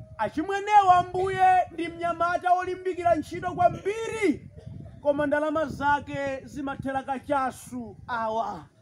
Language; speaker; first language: Nyanja; non-native, local second language; Tumbuka